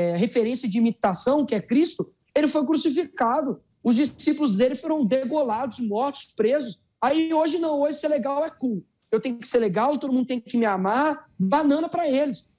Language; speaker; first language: Portuguese; native; Portuguese